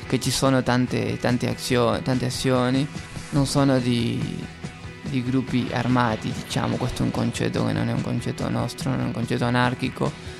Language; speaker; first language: Italian; non-native, fluent; Spanish